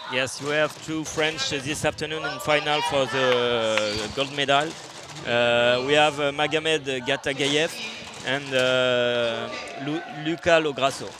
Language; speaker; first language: English; non-native, learner; French